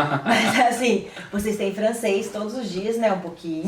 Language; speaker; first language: Portuguese; native; Portuguese